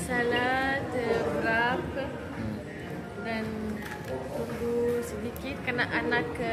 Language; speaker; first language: Indonesian; non-native, learner; French